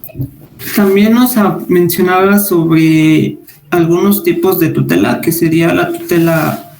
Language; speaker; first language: Spanish; native; Spanish